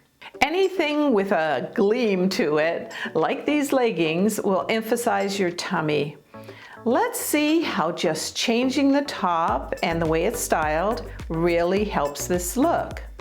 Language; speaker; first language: English; native; English